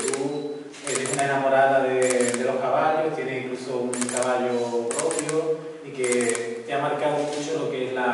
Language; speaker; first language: Spanish; native; Spanish